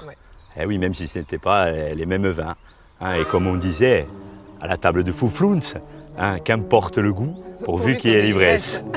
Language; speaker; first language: French; native; French